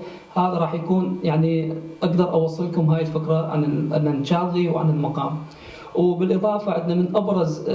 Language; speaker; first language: Arabic; native; Arabic